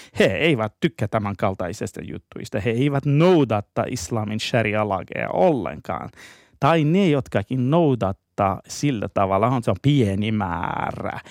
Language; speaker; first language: Finnish; non-native, fluent; Persian